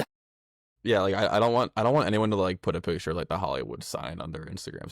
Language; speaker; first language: English; native; English